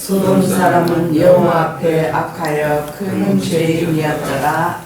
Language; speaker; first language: Korean; native; Korean